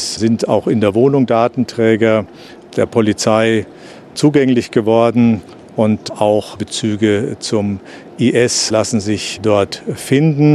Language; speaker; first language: German; native; German